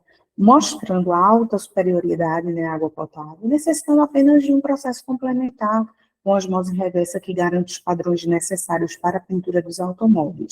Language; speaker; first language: Portuguese; native; Portuguese